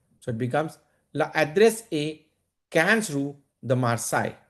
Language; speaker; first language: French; non-native, fluent; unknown